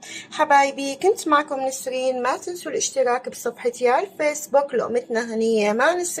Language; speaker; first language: Arabic; native; Arabic